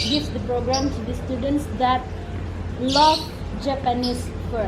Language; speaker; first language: English; non-native, fluent; Indonesian